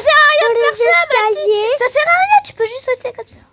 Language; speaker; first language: French; native; French